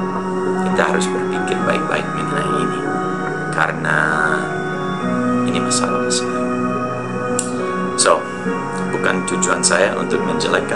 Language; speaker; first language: Indonesian; non-native, fluent; English